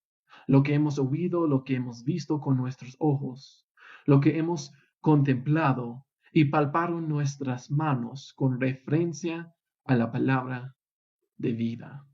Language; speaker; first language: Spanish; non-native, fluent; English